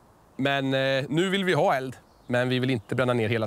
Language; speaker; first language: Swedish; native; Swedish